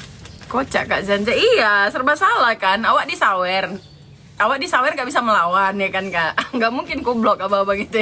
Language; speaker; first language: Indonesian; native; Indonesian